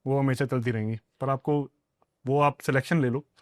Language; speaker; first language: Hindi; non-native, local second language; Punjabi